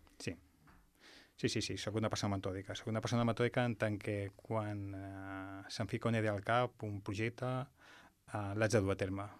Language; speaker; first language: Catalan; non-native, local second language; Spanish